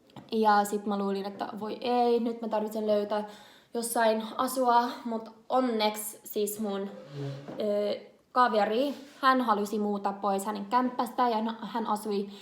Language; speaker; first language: Finnish; non-native, learner; English